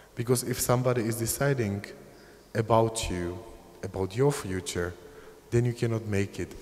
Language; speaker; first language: English; non-native, fluent; Czech